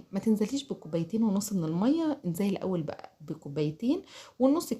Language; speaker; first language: Arabic; native; Arabic